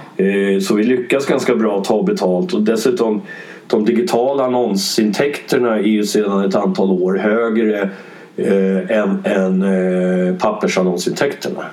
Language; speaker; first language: Swedish; early bilingual, other home language; English